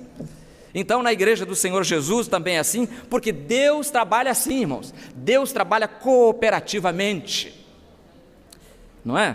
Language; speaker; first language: Portuguese; native; Portuguese